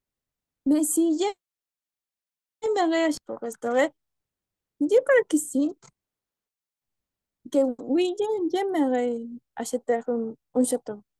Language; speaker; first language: French; non-native, learner; Spanish